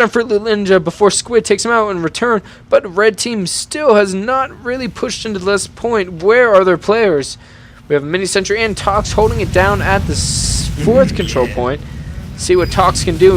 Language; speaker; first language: English; native; English